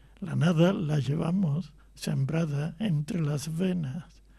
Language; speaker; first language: Spanish; native; Spanish